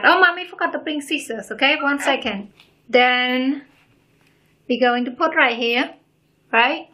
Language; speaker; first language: English; non-native, learner; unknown